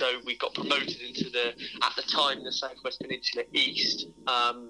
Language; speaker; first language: English; native; English